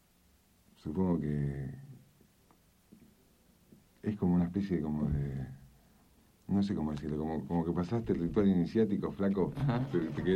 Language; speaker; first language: Spanish; native; Spanish